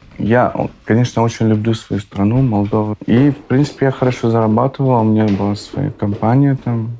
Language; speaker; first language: Russian; non-native, local second language; Romany